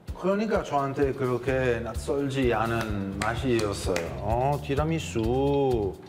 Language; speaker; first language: Korean; non-native, fluent; Italian